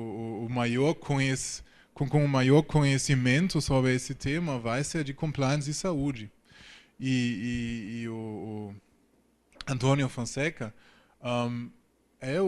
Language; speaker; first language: Portuguese; non-native, fluent; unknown